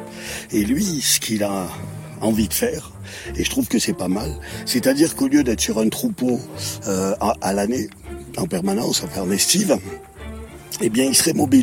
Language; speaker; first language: French; native; French